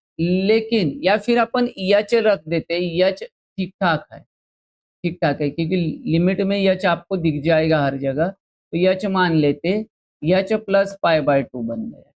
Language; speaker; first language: Hindi; non-native, local second language; Marathi